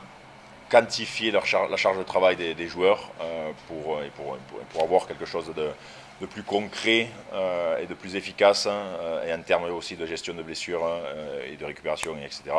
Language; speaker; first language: French; native; French